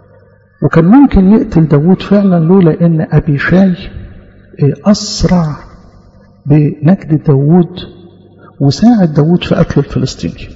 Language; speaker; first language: Arabic; native; Arabic